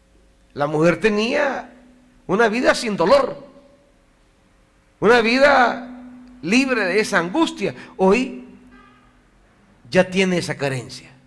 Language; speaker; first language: Spanish; native; Spanish